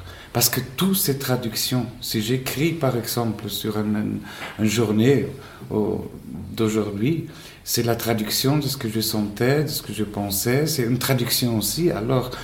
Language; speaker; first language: French; non-native, fluent; Spanish